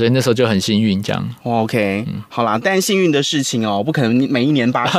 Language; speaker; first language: Chinese; native; Chinese